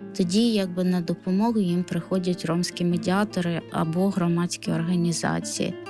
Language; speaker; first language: Ukrainian; non-native, local second language; Romany